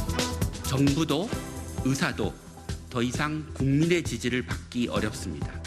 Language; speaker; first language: Korean; native; Korean